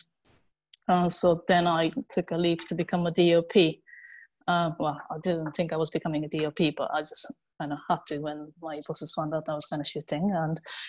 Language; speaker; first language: English; non-native, fluent; Japanese